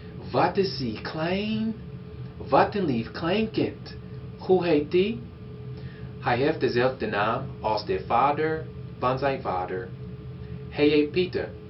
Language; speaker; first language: Dutch; non-native, learner; English